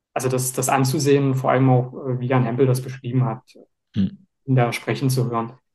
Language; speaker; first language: German; native; German